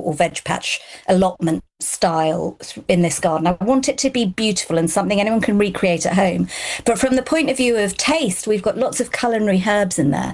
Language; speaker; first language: English; non-native, local second language; Gujarati